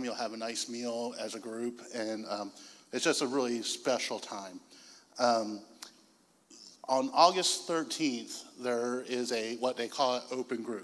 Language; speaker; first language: English; native; English